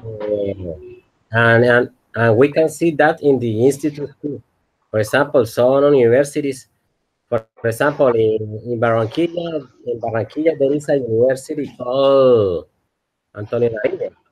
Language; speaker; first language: English; non-native, learner; Spanish